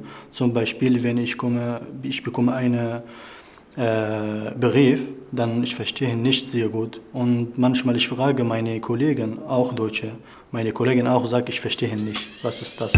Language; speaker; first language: German; non-native, learner; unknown